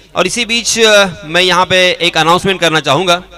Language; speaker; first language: Hindi; non-native, local second language; Marathi